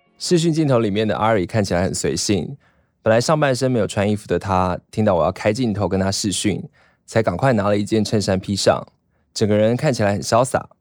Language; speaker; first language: Chinese; native; Chinese